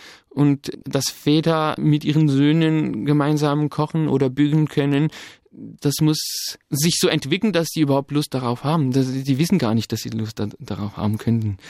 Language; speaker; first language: German; non-native, fluent; French